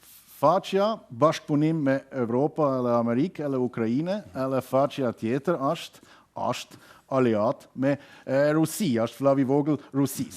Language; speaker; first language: Albanian; non-native, learner; German